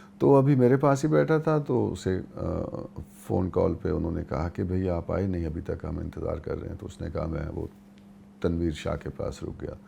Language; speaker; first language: Urdu; non-native, local second language; Punjabi